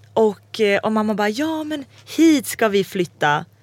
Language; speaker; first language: Swedish; early bilingual, other home language; Croatian